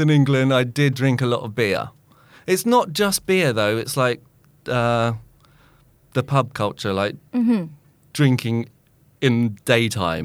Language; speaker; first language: English; native; English